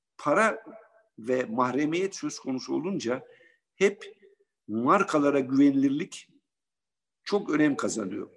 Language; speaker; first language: Turkish; native; Turkish